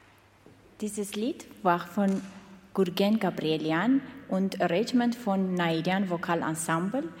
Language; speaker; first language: German; non-native, learner; Armenian